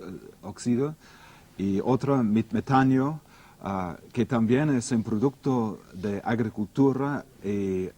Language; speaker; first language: Spanish; non-native, fluent; English